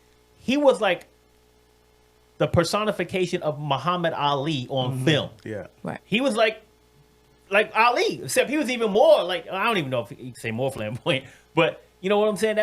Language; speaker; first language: English; native; English